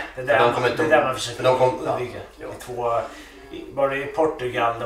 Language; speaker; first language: Swedish; native; Swedish